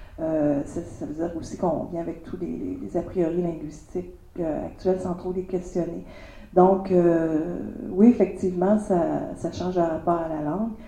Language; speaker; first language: French; native; French